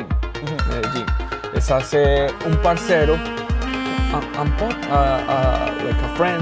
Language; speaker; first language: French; non-native, fluent; Spanish